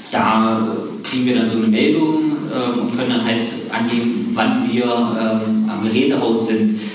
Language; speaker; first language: German; native; German